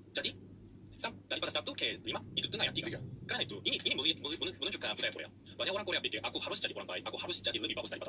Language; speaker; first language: Indonesian; non-native, learner; Korean